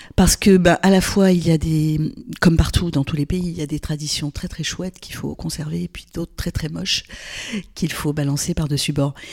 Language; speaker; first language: French; non-native, local second language; Arabic